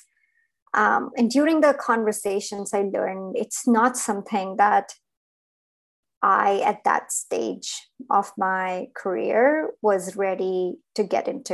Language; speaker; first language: English; non-native, local second language; Hindi